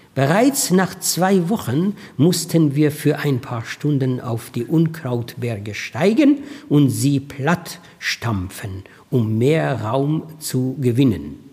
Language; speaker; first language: German; non-native, fluent; Persian